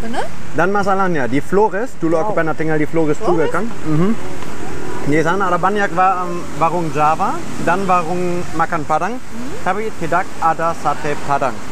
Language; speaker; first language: Indonesian; non-native, fluent; German